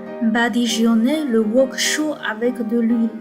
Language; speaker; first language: French; non-native, fluent; Chinese